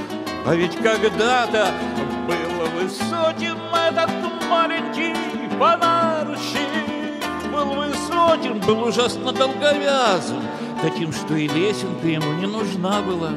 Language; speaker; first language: Russian; native; Russian